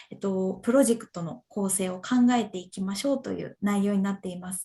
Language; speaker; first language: Japanese; native; Japanese